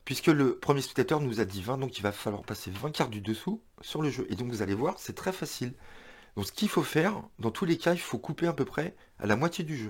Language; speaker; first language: French; native; French